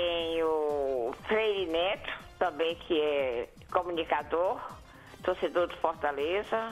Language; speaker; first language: Portuguese; native; Portuguese